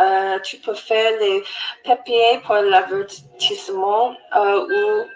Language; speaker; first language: French; non-native, learner; English